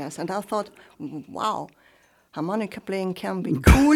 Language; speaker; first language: English; non-native, fluent; German